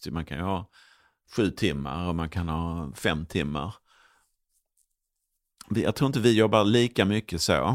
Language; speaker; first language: Swedish; native; Swedish